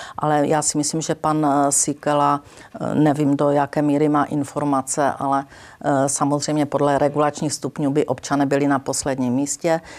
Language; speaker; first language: Czech; native; Czech